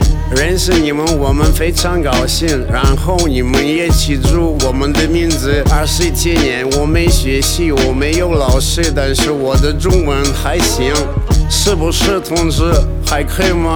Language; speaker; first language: Chinese; non-native, learner; Russian